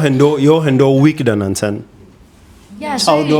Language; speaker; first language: Chinese; non-native, fluent; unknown